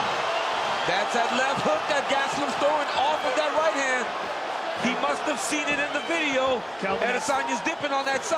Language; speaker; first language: English; native; English